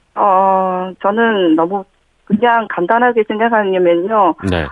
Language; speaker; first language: Korean; non-native, fluent; Vietnamese